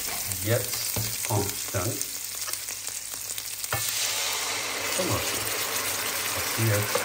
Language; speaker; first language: German; non-native, fluent; Portuguese